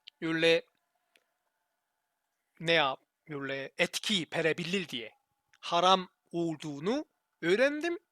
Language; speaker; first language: Turkish; non-native, learner; Korean